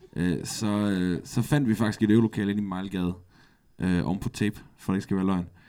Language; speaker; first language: Danish; native; Danish